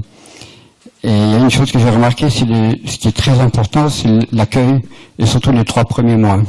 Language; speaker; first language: French; native; French